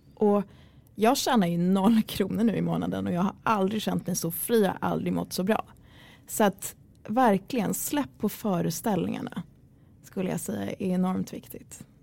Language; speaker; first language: Swedish; early bilingual, other home language; Kurdish